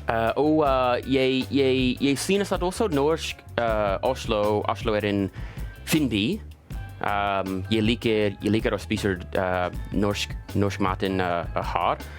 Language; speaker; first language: Norwegian; non-native, learner; English